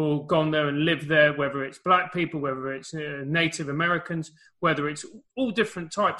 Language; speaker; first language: English; native; English